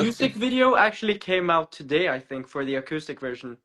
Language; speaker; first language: English; non-native, fluent; Norwegian